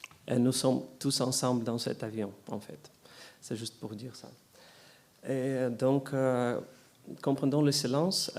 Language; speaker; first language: French; non-native, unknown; Ukrainian